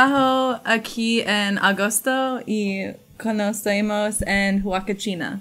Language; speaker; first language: Spanish; non-native, learner; English